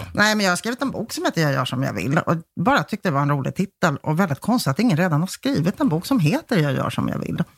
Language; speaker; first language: Swedish; early bilingual, other home language; Polish